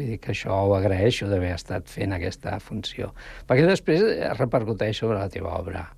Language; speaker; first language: Catalan; non-native, local second language; Spanish